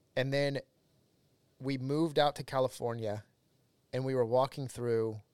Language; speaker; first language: English; native; English